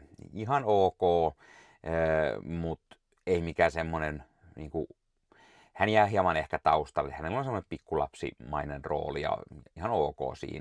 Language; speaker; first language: Finnish; native; Finnish